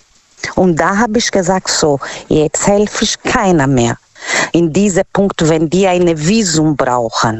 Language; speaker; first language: German; non-native, learner; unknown